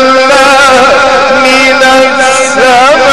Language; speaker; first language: Arabic; native; Arabic